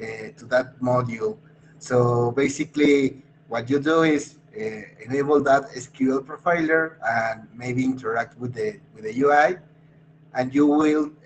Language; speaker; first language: English; non-native, fluent; Spanish